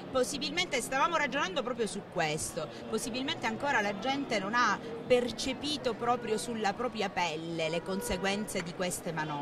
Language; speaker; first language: Italian; native; Italian